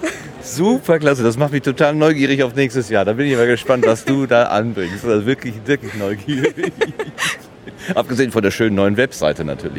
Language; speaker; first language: German; native; German